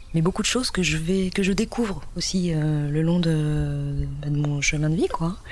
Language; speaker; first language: French; native; French